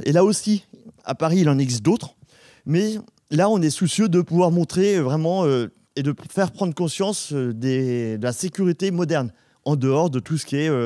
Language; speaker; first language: French; native; French